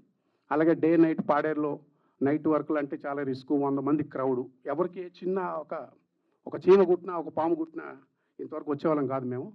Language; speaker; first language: Telugu; native; Telugu